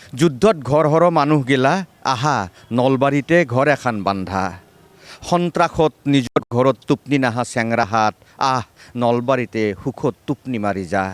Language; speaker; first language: Assamese; native; Assamese